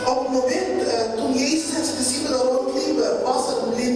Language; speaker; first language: Dutch; non-native, local second language; Papiamento